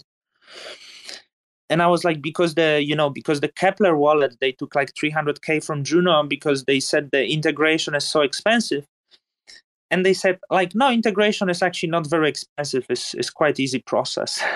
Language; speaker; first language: English; non-native, fluent; Polish